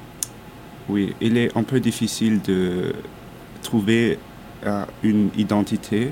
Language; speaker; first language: French; non-native, learner; German